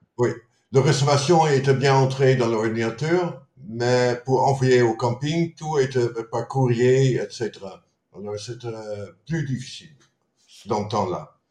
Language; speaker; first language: French; non-native, fluent; Dutch